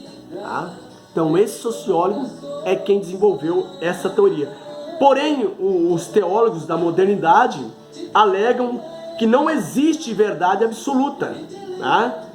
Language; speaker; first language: Portuguese; native; Portuguese